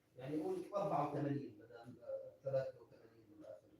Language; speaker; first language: Arabic; native; Arabic